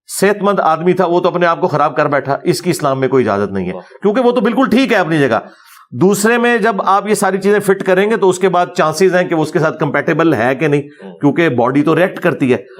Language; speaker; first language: Urdu; native; Urdu